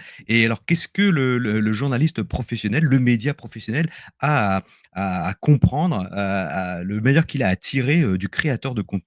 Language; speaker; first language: French; native; French